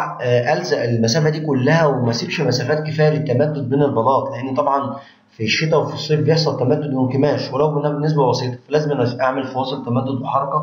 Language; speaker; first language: Arabic; native; Arabic